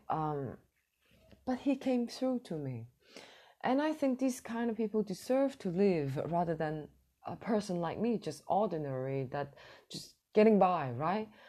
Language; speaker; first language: English; non-native, fluent; Cantonese